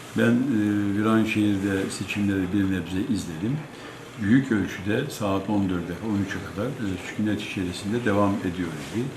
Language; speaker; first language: Turkish; native; Turkish